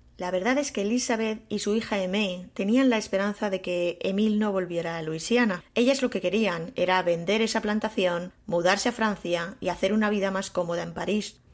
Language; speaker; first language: Spanish; native; Spanish